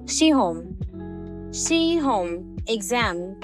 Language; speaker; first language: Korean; non-native, learner; Hindi